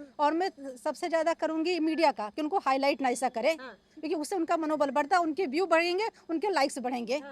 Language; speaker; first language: Hindi; native; Hindi